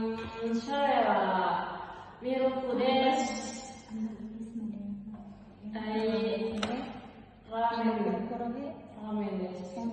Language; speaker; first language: Japanese; non-native, learner; Indonesian